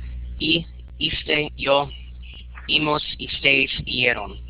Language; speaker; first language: Spanish; non-native, learner; English